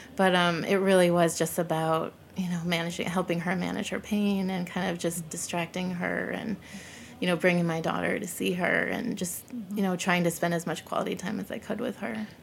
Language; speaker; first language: English; native; English